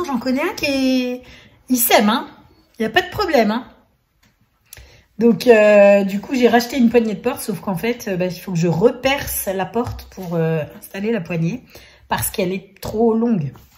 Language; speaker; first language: French; native; French